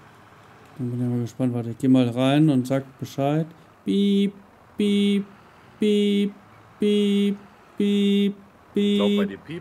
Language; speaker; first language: German; native; German